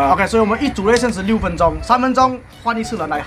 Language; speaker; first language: Chinese; native; Chinese